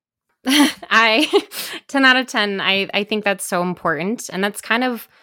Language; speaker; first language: English; native; English